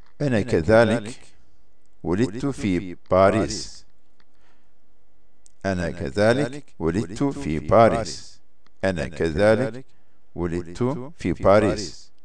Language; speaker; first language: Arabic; non-native, fluent; Turkish